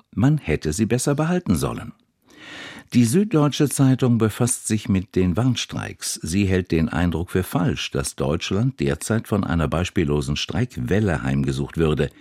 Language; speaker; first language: German; native; German